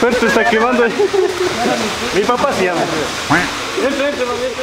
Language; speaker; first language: Spanish; native; Spanish